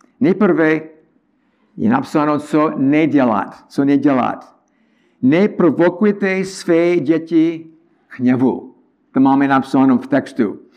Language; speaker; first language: Czech; non-native, learner; English